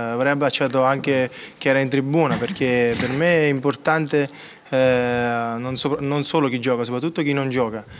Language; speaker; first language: Italian; native; Italian